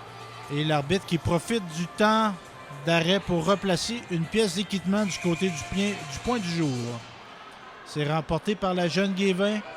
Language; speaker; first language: French; native; French